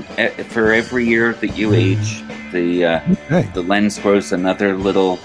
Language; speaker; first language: English; native; English